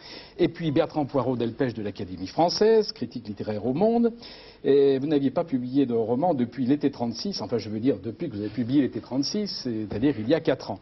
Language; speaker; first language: French; native; French